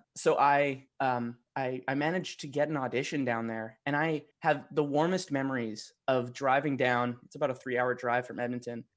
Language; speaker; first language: English; native; English